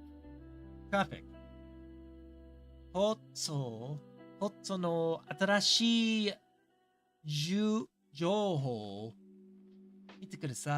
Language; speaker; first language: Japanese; non-native, learner; English